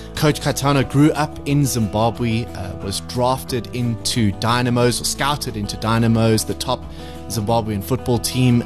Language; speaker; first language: English; native; English